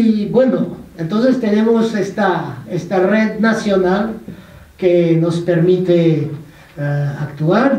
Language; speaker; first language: Spanish; non-native, fluent; French